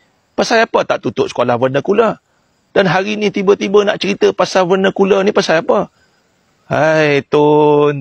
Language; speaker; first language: Malay; native; Malay